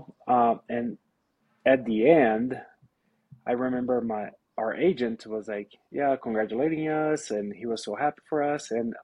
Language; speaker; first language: English; non-native, fluent; Portuguese